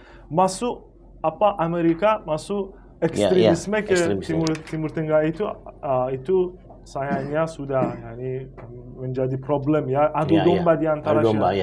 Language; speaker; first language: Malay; non-native, fluent; Persian